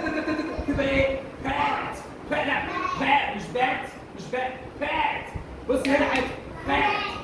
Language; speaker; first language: Arabic; native; Arabic